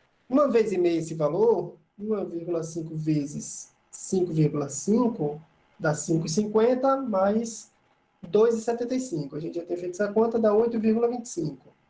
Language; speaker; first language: Portuguese; native; Portuguese